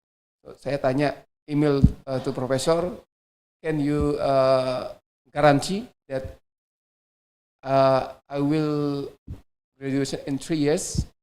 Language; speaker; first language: English; non-native, fluent; Indonesian